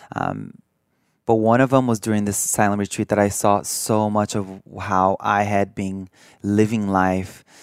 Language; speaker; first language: English; early bilingual, other home language; Portuguese